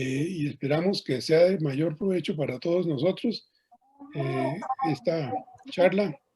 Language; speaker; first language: Spanish; native; Spanish